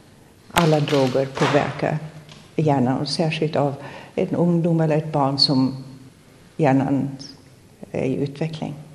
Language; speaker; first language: Swedish; non-native, fluent; German